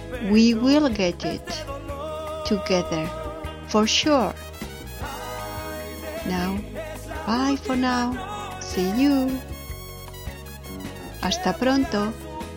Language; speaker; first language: English; non-native, fluent; Spanish